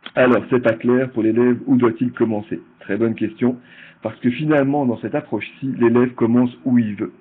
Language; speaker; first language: French; native; French